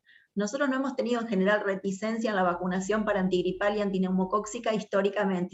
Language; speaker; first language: Spanish; native; Spanish